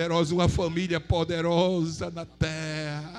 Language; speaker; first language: Portuguese; native; Portuguese